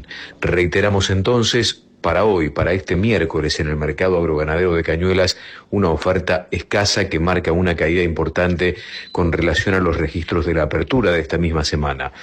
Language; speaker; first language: Spanish; native; Spanish